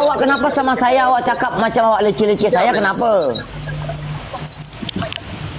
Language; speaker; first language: Malay; native; Malay